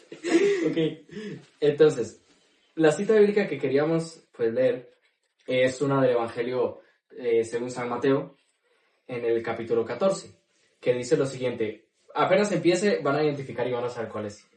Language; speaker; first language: Spanish; native; Spanish